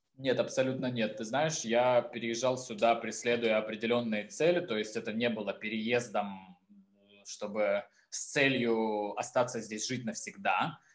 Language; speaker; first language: Russian; native; Russian